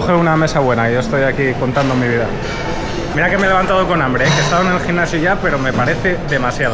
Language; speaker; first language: Spanish; native; Spanish